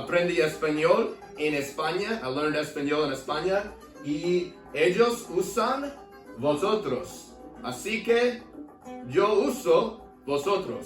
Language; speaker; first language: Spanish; non-native, learner; English